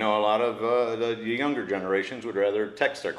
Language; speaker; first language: English; native; English